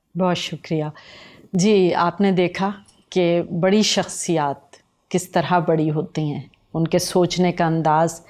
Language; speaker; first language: Urdu; native; Urdu